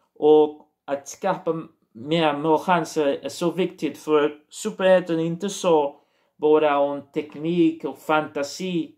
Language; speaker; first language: Swedish; non-native, learner; Portuguese